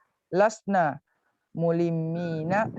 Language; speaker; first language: Arabic; non-native, learner; Indonesian